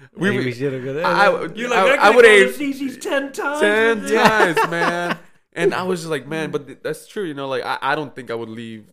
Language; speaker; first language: English; early bilingual, other home language; Spanish